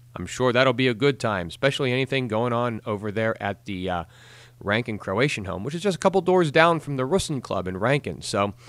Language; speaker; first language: English; native; English